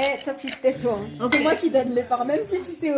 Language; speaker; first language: French; native; French